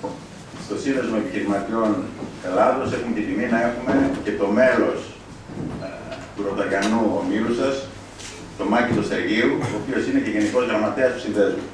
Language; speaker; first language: Greek; native; Greek